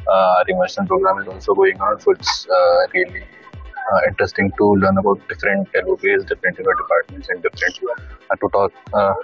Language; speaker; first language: English; non-native, local second language; Hindi